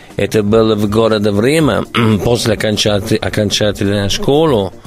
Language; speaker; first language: Russian; non-native, learner; Italian